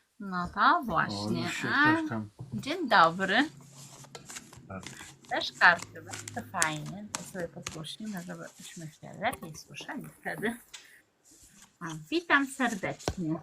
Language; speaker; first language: Polish; native; Polish